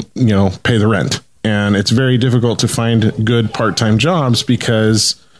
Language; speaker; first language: English; native; English